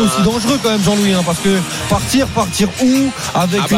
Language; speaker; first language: French; native; French